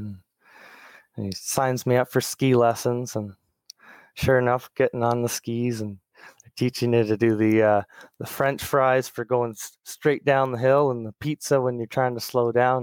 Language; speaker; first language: English; native; English